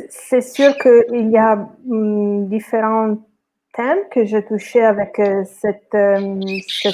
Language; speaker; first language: French; non-native, fluent; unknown